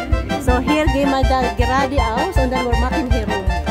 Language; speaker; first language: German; non-native, learner; Filipino